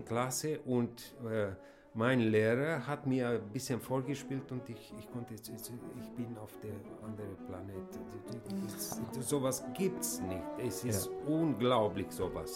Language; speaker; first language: German; non-native, fluent; Romanian